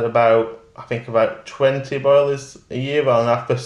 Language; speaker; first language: English; native; English